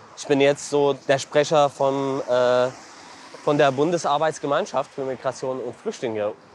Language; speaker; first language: German; non-native, fluent; Arabic